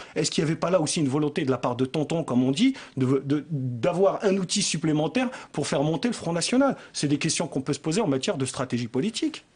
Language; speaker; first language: French; native; French